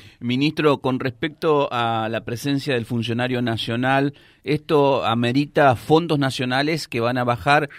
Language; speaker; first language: Spanish; native; Spanish